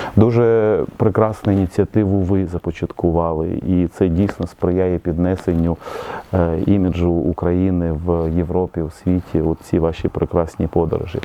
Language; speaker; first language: Ukrainian; native; Ukrainian